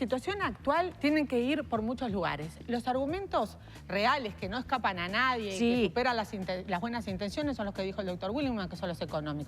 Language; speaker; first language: Spanish; native; Spanish